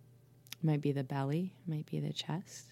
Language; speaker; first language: English; native; English